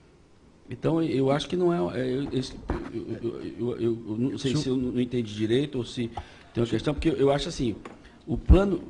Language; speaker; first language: Portuguese; native; Portuguese